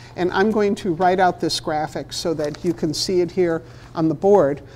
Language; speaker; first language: English; native; English